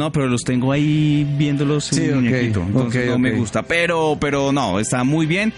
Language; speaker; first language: Spanish; native; Spanish